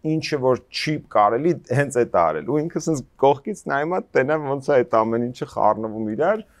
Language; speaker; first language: Armenian; native; Armenian